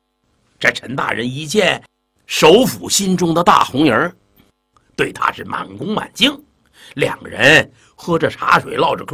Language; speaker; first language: Chinese; native; Chinese